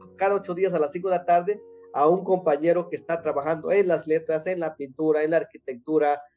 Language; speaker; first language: Spanish; non-native, local second language; Nahuatl languages